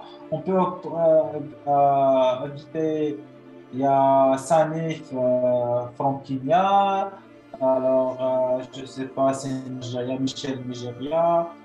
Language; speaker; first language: French; non-native, local second language; Arabic